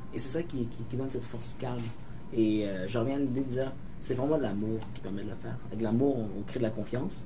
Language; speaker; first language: French; native; French